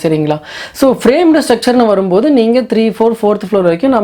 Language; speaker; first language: Tamil; native; Tamil